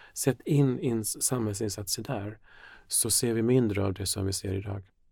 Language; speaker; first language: Swedish; early bilingual, other home language; Finnish